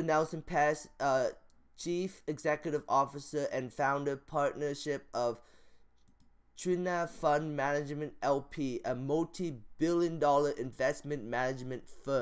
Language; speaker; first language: English; native; English